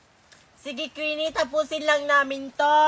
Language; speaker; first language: Filipino; native; Filipino